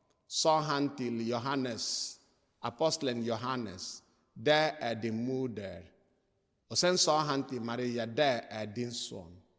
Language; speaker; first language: Swedish; non-native, fluent; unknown